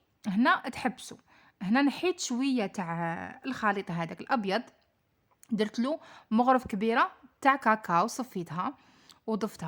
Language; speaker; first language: Arabic; native; Arabic